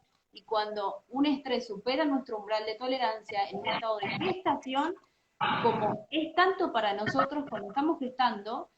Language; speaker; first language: Spanish; native; Spanish